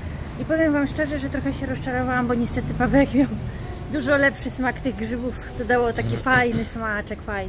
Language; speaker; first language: Polish; native; Polish